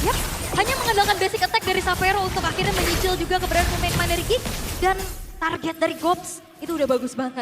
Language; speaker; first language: Indonesian; native; Indonesian